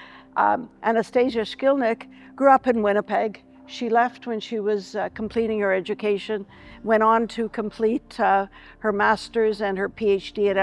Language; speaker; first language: English; early bilingual, other home language; Ukrainian